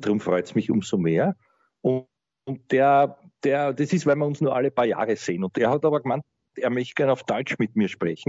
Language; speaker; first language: German; native; German